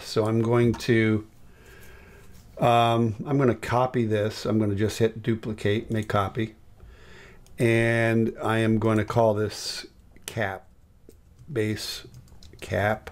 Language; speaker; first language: English; native; English